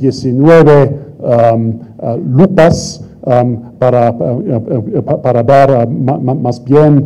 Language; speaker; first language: Spanish; non-native, fluent; English